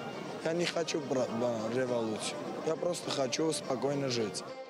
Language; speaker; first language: Russian; non-native, fluent; Armenian